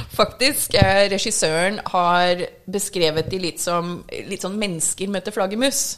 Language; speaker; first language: Norwegian; early bilingual, other home language; English